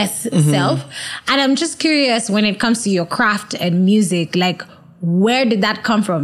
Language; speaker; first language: English; non-native, local second language; Swahili